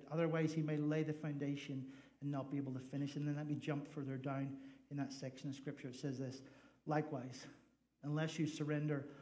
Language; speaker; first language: English; native; English